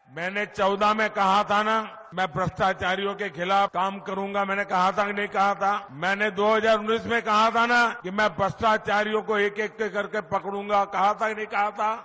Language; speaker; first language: Hindi; non-native, local second language; Gujarati